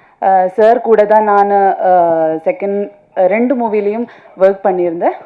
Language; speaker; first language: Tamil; non-native, local second language; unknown